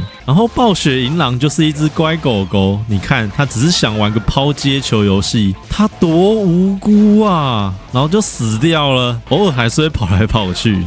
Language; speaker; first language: Chinese; native; Chinese